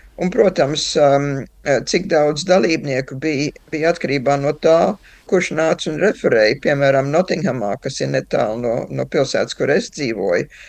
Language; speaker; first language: Latvian; early bilingual, heritage; Latvian